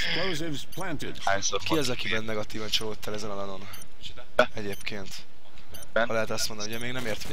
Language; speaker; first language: Hungarian; native; Hungarian